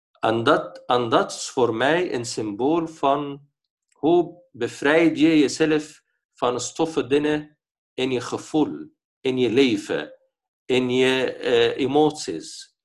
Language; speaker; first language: Dutch; non-native, fluent; Arabic